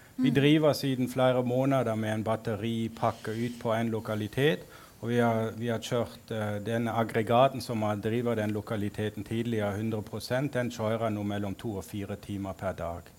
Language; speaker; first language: Norwegian; non-native, fluent; German